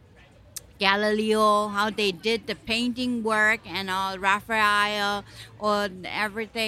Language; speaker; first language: English; non-native, local second language; Bangla